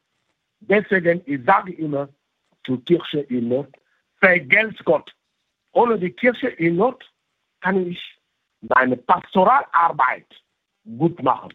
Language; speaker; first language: German; non-native, fluent; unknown